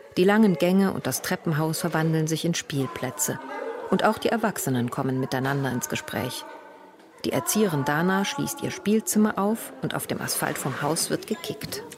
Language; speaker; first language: German; native; German